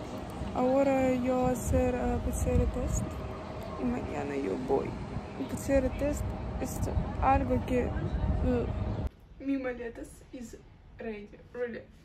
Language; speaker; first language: Spanish; non-native, learner; Russian